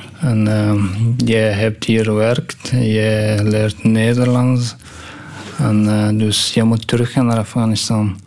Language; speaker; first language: Dutch; non-native, learner; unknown